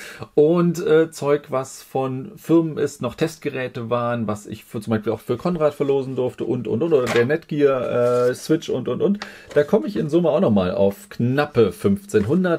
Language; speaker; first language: German; native; German